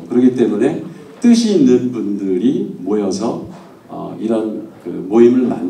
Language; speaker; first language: Korean; native; Korean